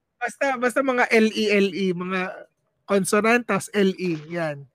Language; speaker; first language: Filipino; non-native, local second language; Cebuano